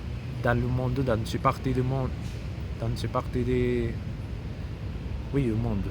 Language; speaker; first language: French; non-native, learner; Spanish